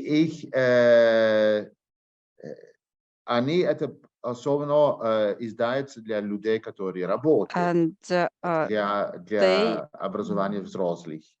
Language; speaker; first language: Russian; non-native, learner; Dutch